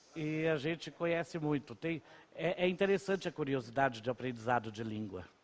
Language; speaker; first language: Portuguese; non-native, local second language; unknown